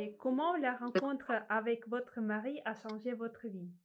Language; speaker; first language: French; non-native, fluent; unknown